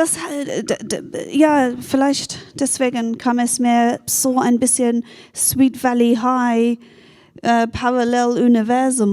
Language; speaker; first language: German; non-native, fluent; English